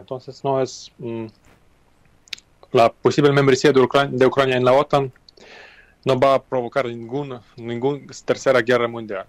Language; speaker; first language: Spanish; non-native, fluent; Ukrainian